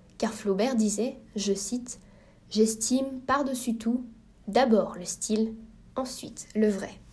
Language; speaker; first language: French; native; French